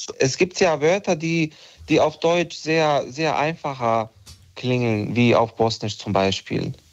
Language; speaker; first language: German; non-native, fluent; Bosnian